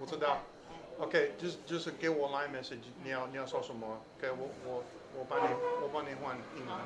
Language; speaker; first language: Chinese; non-native, learner; English